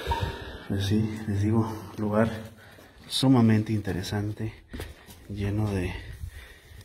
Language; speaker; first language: Spanish; native; Spanish